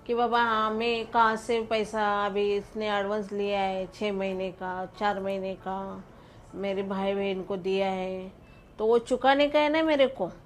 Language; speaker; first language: Hindi; non-native, local second language; Marathi